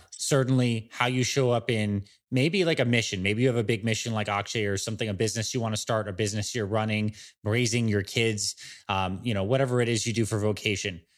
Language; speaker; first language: English; native; English